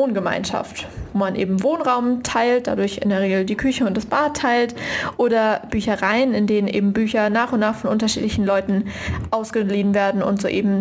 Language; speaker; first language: German; native; German